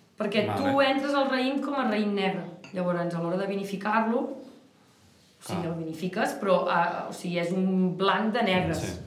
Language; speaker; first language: Catalan; native; Catalan